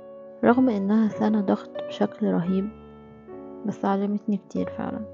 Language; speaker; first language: Arabic; native; Arabic